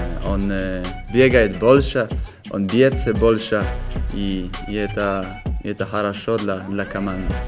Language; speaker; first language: Russian; non-native, learner; Polish